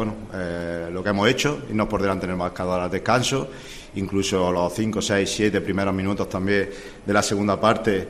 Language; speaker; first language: Spanish; native; Spanish